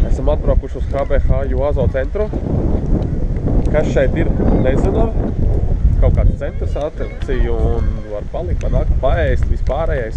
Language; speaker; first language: Latvian; native; Latvian